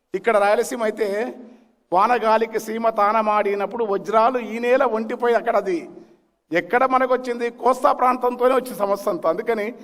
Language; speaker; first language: Telugu; native; Telugu